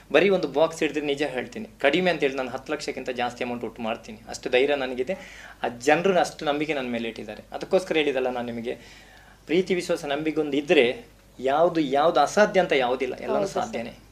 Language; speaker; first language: Kannada; non-native, local second language; Tulu